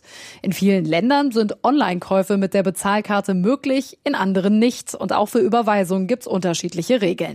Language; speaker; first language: German; native; German